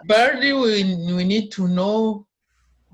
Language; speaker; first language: English; non-native, learner; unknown